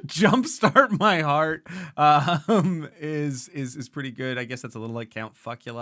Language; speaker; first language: English; native; English